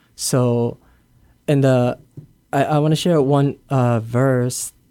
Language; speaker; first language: English; non-native, learner; Japanese